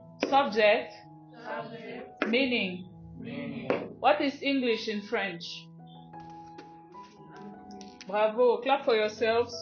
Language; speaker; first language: English; non-native, fluent; French